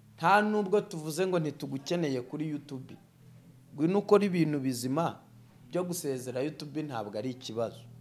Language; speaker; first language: Kinyarwanda; native; Kinyarwanda